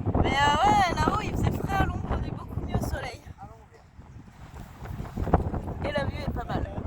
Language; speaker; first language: French; native; French